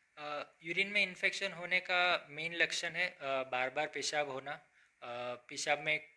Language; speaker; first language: Hindi; non-native, local second language; Gujarati